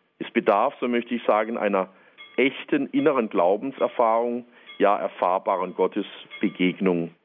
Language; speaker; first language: German; native; German